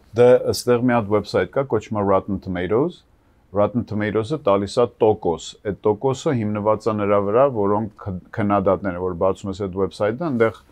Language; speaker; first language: Armenian; native; Armenian